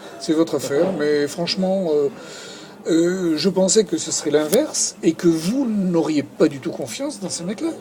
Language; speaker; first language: French; native; French